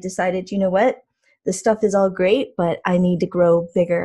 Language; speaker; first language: English; native; English